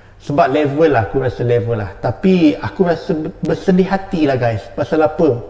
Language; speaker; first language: Malay; native; Malay